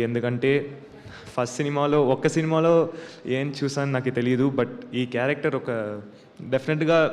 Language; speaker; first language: Telugu; non-native, learner; Tamil